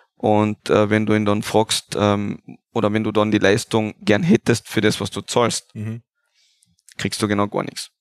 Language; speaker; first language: German; native; German